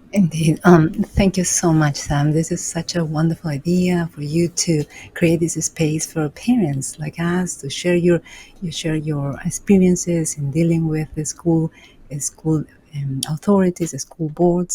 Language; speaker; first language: English; non-native, fluent; Spanish